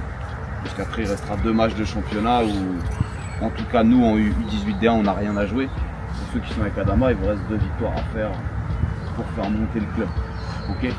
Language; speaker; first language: French; native; French